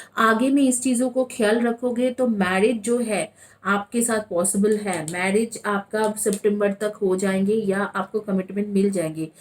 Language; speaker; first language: Hindi; non-native, local second language; Bangla